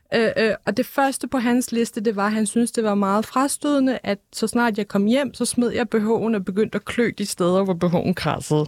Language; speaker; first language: Danish; early bilingual, other home language; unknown